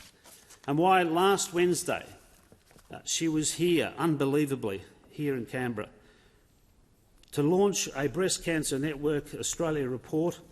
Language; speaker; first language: English; native; English